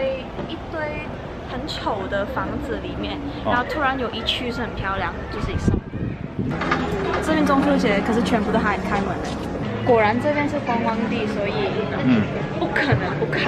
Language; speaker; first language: Chinese; non-native, local second language; Cantonese